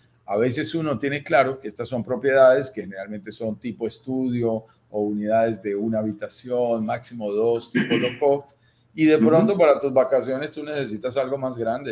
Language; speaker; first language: Spanish; native; Spanish